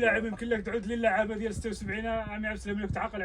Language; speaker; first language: Arabic; native; Arabic